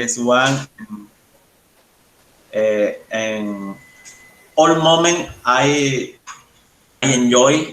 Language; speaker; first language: English; non-native, learner; Spanish